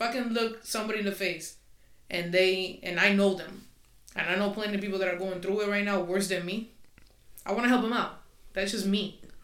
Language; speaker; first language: English; non-native, fluent; Spanish